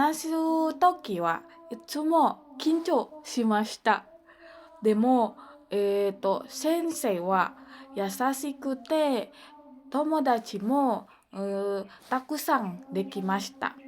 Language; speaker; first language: Japanese; non-native, learner; Indonesian